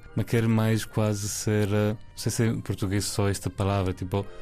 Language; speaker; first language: Portuguese; non-native, fluent; Italian